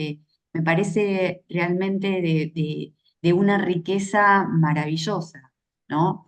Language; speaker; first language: Spanish; native; Spanish